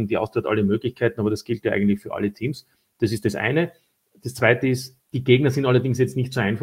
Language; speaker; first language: German; native; German